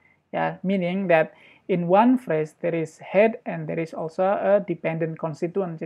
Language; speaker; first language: English; non-native, fluent; Indonesian